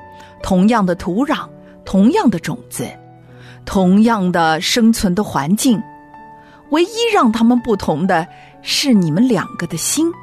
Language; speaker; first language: Chinese; native; Chinese